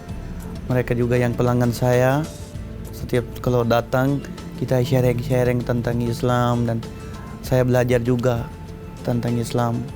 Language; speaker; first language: Indonesian; non-native, learner; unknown